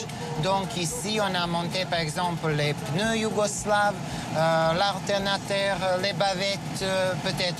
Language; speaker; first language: French; non-native, fluent; Serbian